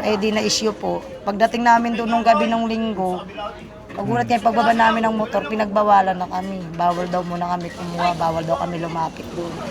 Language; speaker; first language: Filipino; native; Filipino